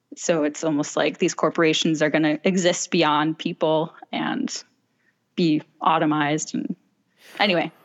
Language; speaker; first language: English; native; English